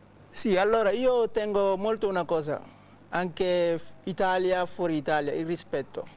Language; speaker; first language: Italian; non-native, fluent; Wolof